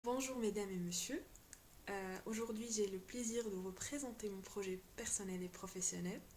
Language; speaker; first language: French; non-native, local second language; Arabic